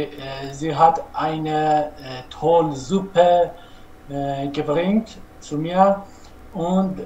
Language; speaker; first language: German; non-native, learner; Persian